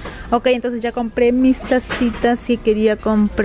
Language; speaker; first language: Spanish; native; Spanish